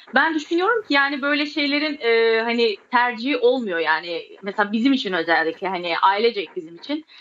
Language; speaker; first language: Turkish; early bilingual, other home language; Azerbaijani